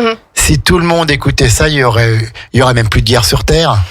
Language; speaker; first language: French; native; French